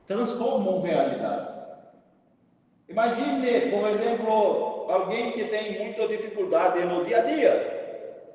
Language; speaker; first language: Portuguese; non-native, fluent; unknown